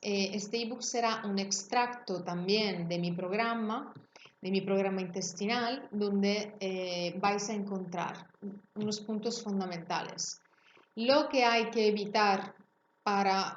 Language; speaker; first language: Spanish; non-native, fluent; Italian